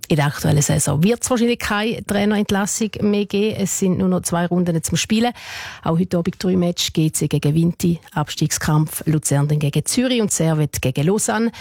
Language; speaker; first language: German; native; German